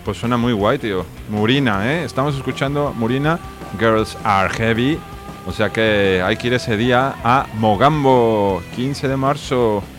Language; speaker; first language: Spanish; native; Spanish